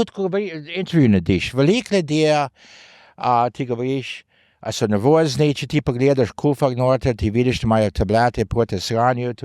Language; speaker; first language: Slovenian; early bilingual, heritage; Slovenian